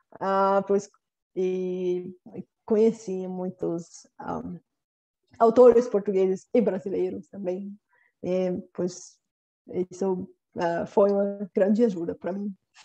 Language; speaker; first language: Portuguese; non-native, fluent; Bulgarian